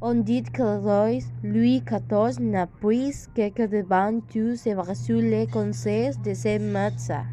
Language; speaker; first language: French; non-native, learner; Spanish